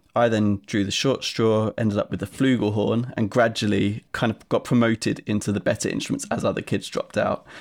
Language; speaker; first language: English; native; English